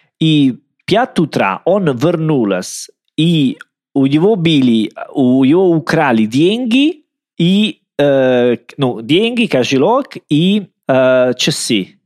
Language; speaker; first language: Russian; non-native, learner; Italian